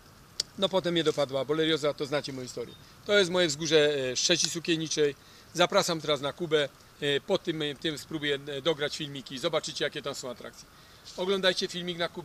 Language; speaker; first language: Polish; native; Polish